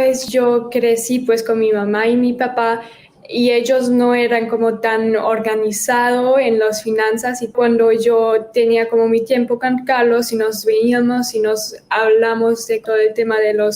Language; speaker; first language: Spanish; early bilingual, heritage; German